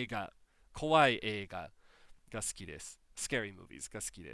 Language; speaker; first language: Japanese; non-native, fluent; English